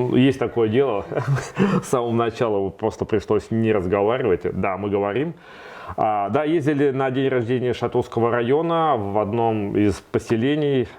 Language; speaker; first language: Russian; native; Russian